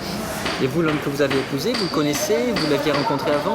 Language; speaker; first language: French; native; French